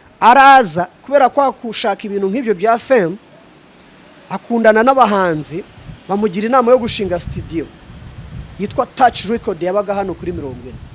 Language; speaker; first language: Kinyarwanda; native; Kinyarwanda